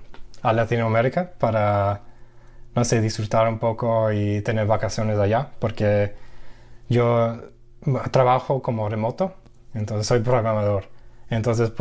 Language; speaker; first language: Spanish; non-native, fluent; English